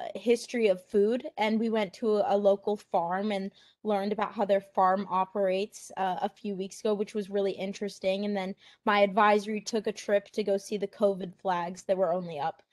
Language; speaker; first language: English; native; English